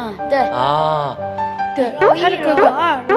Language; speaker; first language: Chinese; non-native, local second language; Tibetan